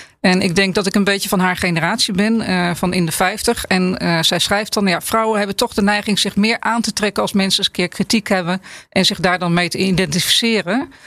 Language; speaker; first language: Dutch; native; Dutch